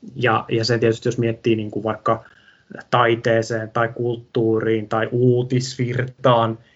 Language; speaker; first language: Finnish; non-native, local second language; English